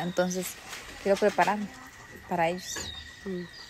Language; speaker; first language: Spanish; native; Spanish